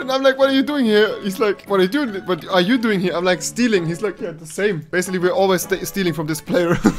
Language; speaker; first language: English; non-native, fluent; German